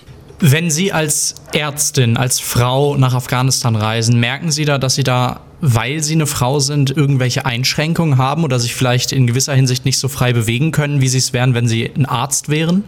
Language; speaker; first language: German; native; German